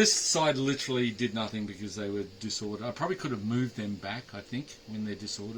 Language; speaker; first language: English; native; English